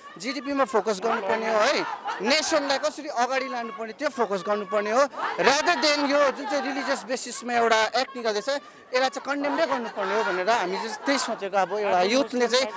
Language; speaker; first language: Nepali; native; Nepali